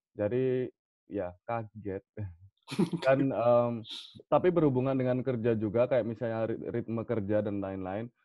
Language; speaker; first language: Indonesian; native; Indonesian